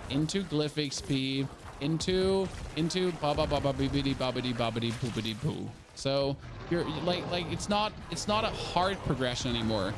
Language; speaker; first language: English; non-native, fluent; German